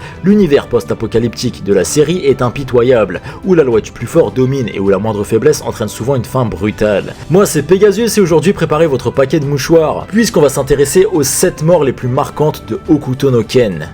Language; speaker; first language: French; native; French